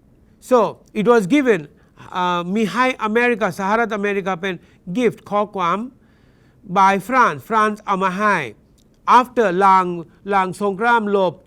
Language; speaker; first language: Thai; non-native, learner; English